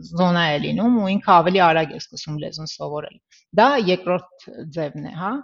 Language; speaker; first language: Armenian; early bilingual, heritage; Armenian